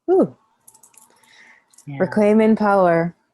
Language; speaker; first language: English; native; English